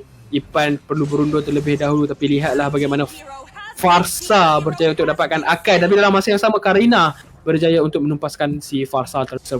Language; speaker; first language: Malay; native; Malay